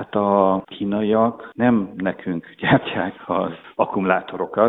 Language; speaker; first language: Hungarian; native; Hungarian